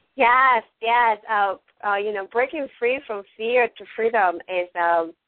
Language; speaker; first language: English; non-native, fluent; Spanish